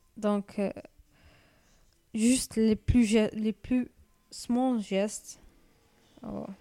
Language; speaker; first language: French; non-native, learner; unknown